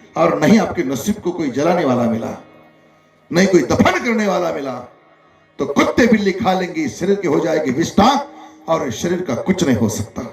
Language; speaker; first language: Hindi; non-native, local second language; Marathi